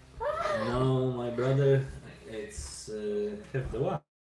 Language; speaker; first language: English; non-native, learner; Polish